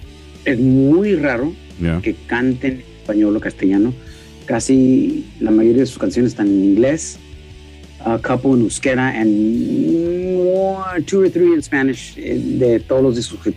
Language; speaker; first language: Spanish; early bilingual, heritage; Spanish